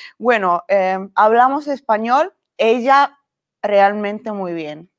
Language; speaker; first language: Spanish; non-native, learner; Italian